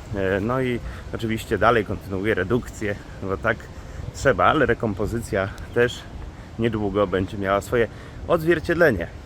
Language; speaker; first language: Polish; native; Polish